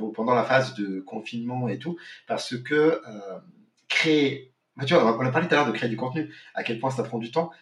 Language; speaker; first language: French; non-native, local second language; Arabic